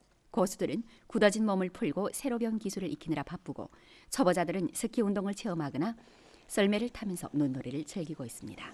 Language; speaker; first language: Korean; native; Korean